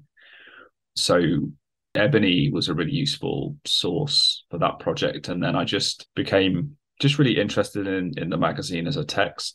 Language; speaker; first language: English; native; English